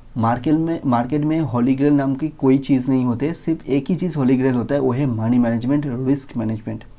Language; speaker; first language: Hindi; non-native, local second language; Bangla